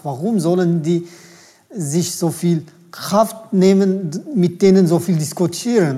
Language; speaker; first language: German; non-native, fluent; Turkish